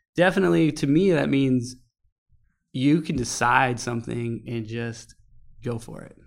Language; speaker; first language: English; native; English